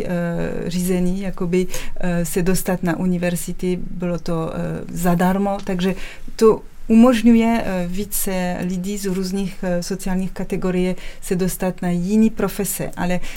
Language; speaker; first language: Czech; non-native, fluent; French